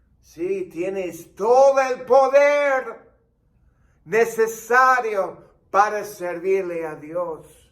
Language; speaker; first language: Spanish; non-native, fluent; English